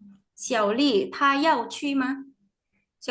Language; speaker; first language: Chinese; non-native, fluent; Indonesian